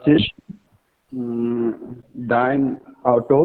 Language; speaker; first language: German; non-native, learner; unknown